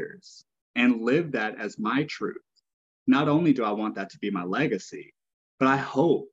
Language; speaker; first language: English; native; English